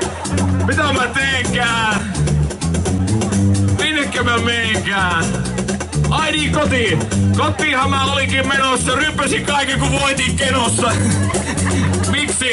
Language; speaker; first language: Finnish; native; Finnish